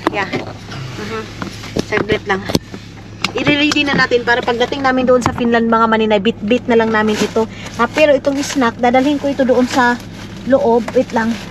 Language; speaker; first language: Filipino; non-native, local second language; Cebuano